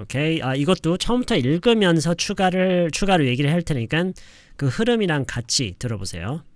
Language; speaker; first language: Korean; native; Korean